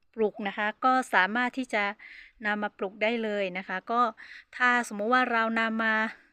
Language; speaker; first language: Thai; non-native, local second language; Hmong